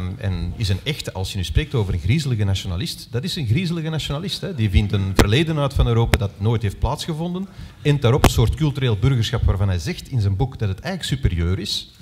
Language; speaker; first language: Dutch; native; Dutch